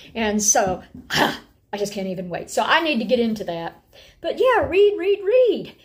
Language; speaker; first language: English; native; English